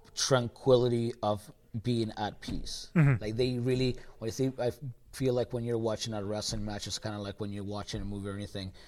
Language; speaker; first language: English; early bilingual, other home language; Spanish